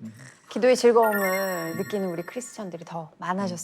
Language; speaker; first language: Korean; native; Korean